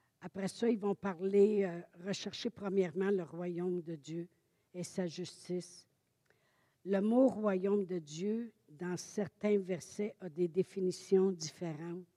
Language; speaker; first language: French; native; French